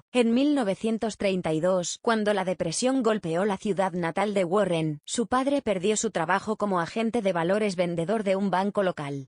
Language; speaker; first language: Spanish; native; Spanish